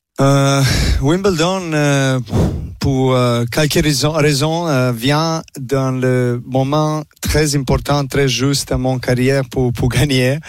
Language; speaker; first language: French; non-native, learner; Serbian